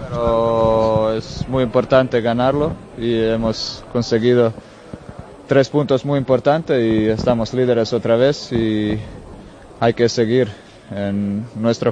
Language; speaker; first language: Spanish; non-native, fluent; Croatian